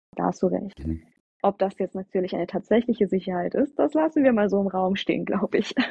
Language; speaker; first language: German; early bilingual, other home language; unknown